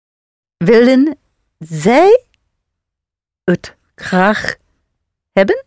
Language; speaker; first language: Dutch; non-native, learner; English